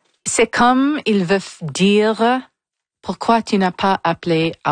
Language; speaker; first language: French; non-native, fluent; English